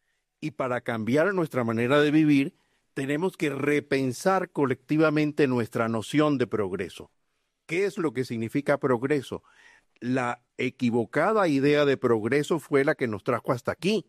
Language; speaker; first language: Spanish; native; Spanish